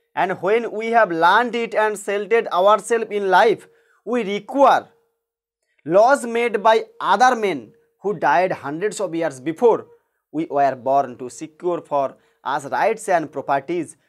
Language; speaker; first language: English; non-native, local second language; Bangla